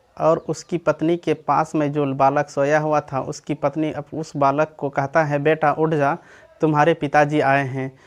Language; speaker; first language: Hindi; native; Hindi